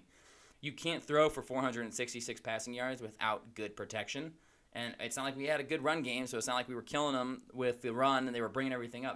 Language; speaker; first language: English; native; English